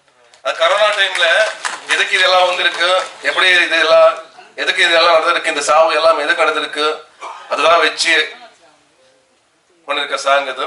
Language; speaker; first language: Tamil; non-native, learner; Kannada